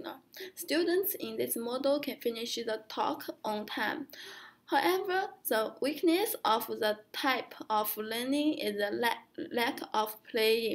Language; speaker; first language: English; non-native, learner; Chinese